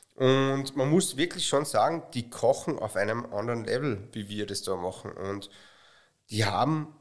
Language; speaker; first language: German; native; German